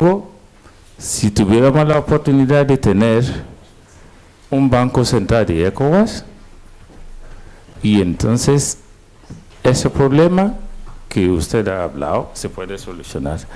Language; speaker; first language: Spanish; non-native, fluent; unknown